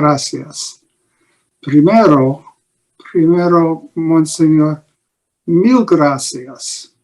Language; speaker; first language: Spanish; non-native, learner; English